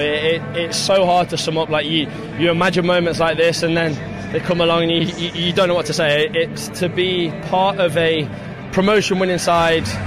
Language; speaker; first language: English; native; English